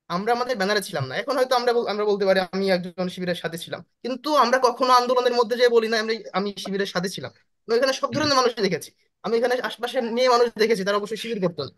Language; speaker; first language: Bangla; native; Bangla